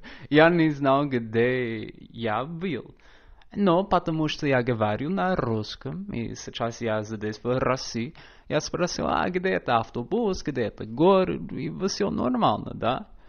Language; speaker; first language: Russian; non-native, learner; English